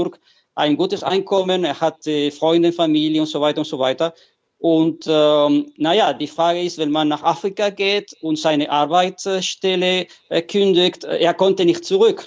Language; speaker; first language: German; non-native, fluent; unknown